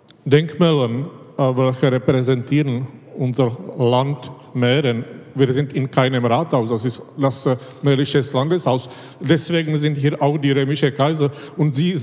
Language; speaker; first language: German; non-native, fluent; Czech